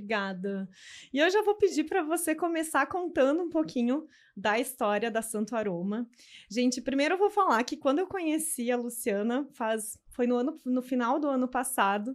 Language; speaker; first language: Portuguese; native; Portuguese